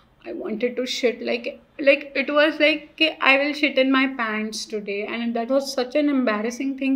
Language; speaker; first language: English; non-native, local second language; Hindi